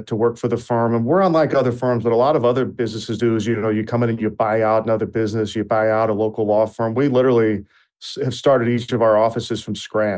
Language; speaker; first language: English; native; English